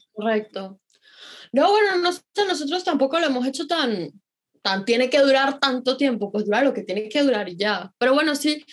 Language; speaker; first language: Spanish; native; Spanish